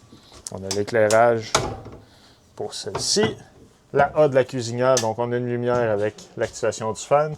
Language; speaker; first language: French; native; French